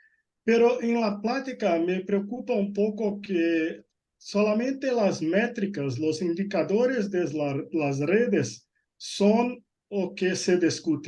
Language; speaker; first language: Spanish; non-native, fluent; Portuguese